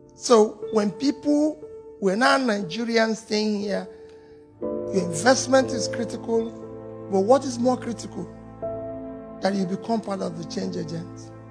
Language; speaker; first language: English; non-native, local second language; Igbo